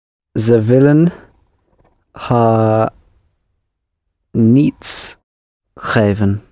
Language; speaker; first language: Dutch; non-native, learner; English